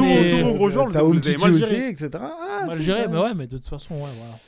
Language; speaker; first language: French; native; French